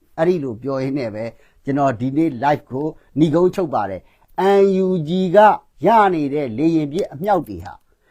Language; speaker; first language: Burmese; non-native, local second language; Kachin